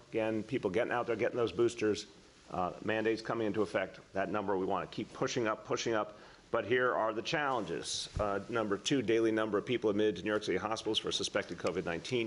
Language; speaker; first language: English; native; English